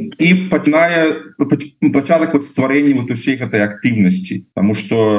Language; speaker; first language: Belarusian; non-native, local second language; Russian